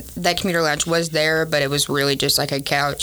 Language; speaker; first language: English; native; English